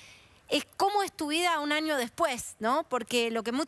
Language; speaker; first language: Spanish; native; Spanish